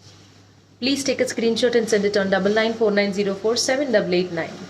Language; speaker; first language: Hindi; non-native, local second language; Telugu